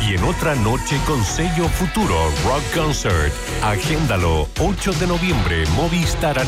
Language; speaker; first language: Spanish; native; Spanish